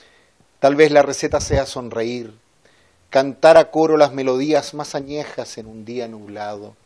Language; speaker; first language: Spanish; native; Spanish